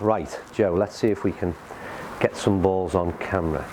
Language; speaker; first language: English; native; English